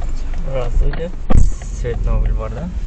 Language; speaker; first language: Russian; non-native, local second language; Kyrgyz